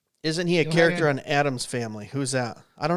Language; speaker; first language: English; native; English